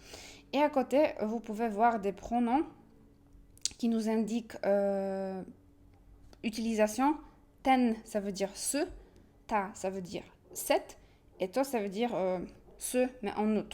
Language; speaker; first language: French; non-native, fluent; Polish